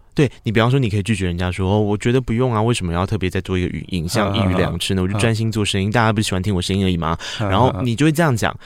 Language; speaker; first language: Chinese; non-native, local second language; Min Nan Chinese